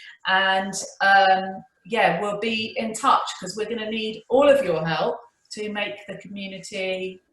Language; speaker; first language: English; native; English